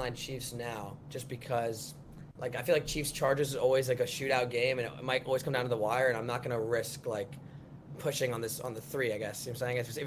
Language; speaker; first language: English; native; English